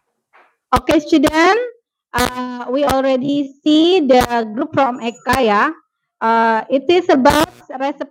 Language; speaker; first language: English; non-native, fluent; Indonesian